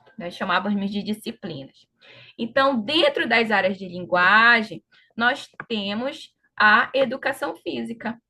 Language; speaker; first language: Portuguese; native; Portuguese